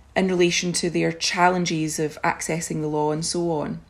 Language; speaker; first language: English; native; English